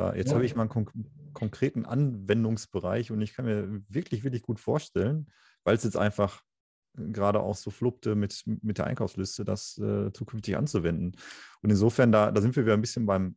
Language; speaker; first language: German; native; German